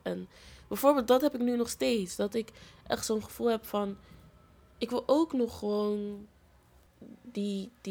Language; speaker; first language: Dutch; early bilingual, other home language; Papiamento